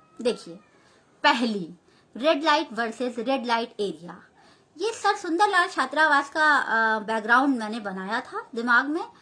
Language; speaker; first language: Hindi; native; Hindi